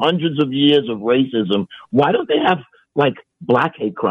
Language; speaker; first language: English; native; English